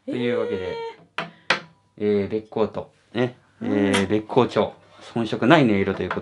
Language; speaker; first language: Japanese; native; Japanese